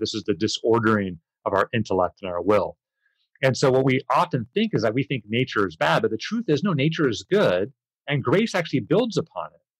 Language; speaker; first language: English; early bilingual, other home language; Spanish